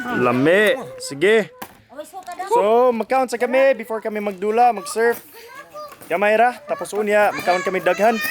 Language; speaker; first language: Cebuano; non-native, learner; English